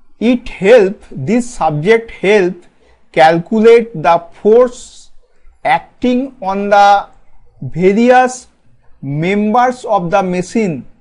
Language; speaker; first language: English; non-native, local second language; Bangla